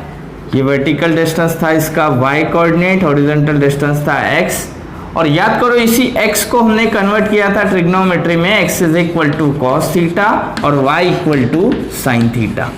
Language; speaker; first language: Hindi; native; Hindi